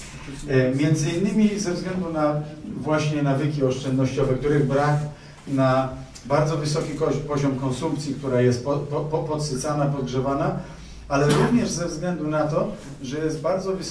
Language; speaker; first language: Polish; native; Polish